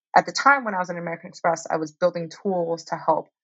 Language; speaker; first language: English; early bilingual, heritage; Chinese